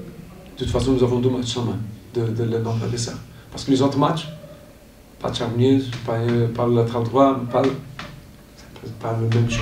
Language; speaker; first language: French; non-native, learner; Portuguese